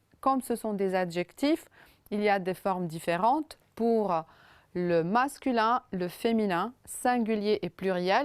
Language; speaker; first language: French; non-native, fluent; Romanian